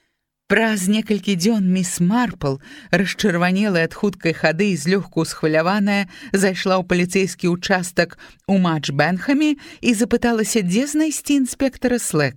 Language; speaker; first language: Belarusian; native; Belarusian